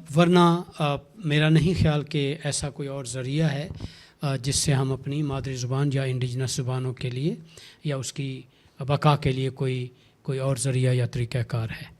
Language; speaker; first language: Urdu; non-native, local second language; Saraiki